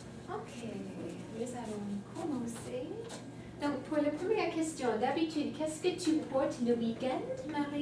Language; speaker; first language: French; non-native, fluent; English